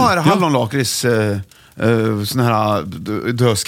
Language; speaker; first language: Swedish; native; Swedish